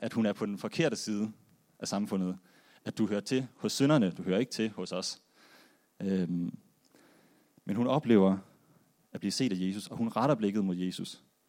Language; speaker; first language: Danish; native; Danish